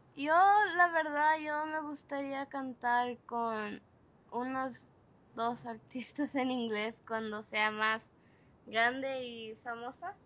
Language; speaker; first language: Spanish; early bilingual, heritage; Spanish